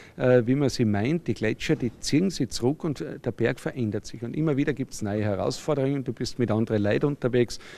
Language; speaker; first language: German; native; German